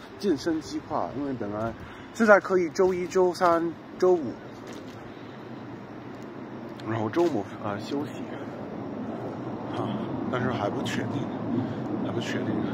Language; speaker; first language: Chinese; non-native, fluent; English